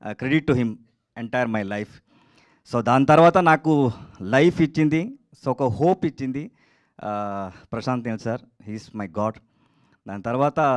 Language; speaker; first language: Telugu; non-native, learner; Kannada